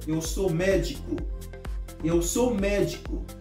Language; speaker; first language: Portuguese; non-native, fluent; Haitian Creole